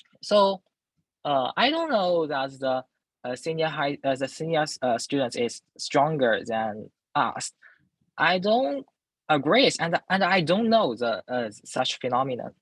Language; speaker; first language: English; non-native, learner; Chinese